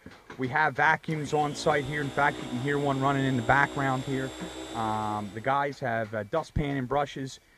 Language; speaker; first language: English; native; English